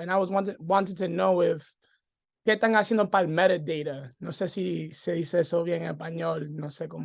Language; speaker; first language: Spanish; early bilingual, heritage; English